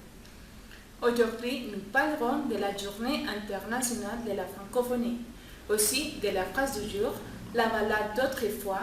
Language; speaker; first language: French; non-native, learner; Spanish